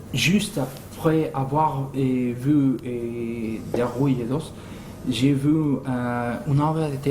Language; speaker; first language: French; non-native, fluent; Spanish